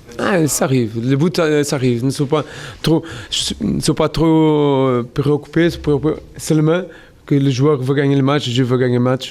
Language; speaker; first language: French; non-native, learner; Portuguese